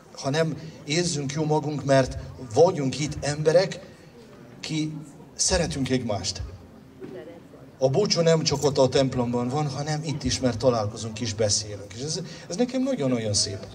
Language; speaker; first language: Hungarian; non-native, learner; German